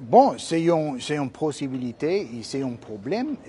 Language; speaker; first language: Haitian Creole; non-native, fluent; English